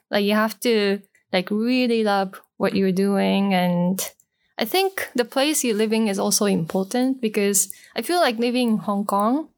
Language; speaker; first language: English; non-native, fluent; Japanese